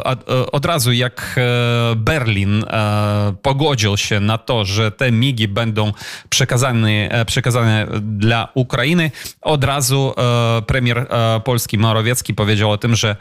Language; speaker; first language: Polish; non-native, fluent; Ukrainian